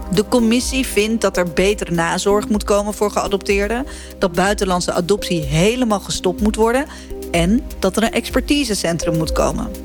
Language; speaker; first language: Dutch; native; Dutch